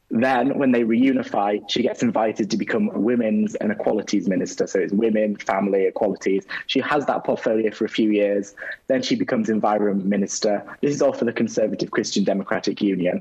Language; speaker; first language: English; native; English